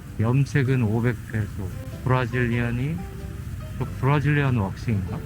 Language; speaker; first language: Korean; native; Korean